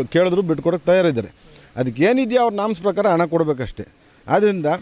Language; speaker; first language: Kannada; native; Kannada